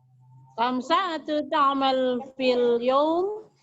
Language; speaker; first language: Arabic; non-native, learner; Indonesian